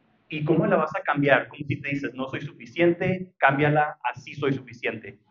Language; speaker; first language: Spanish; early bilingual, heritage; Spanish